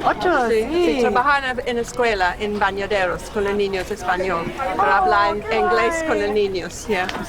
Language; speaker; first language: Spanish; non-native, learner; English